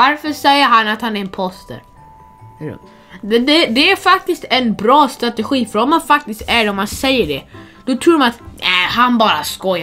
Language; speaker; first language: Swedish; non-native, fluent; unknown